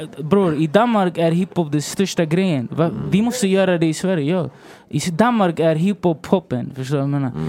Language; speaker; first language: Swedish; early bilingual, other home language; Spanish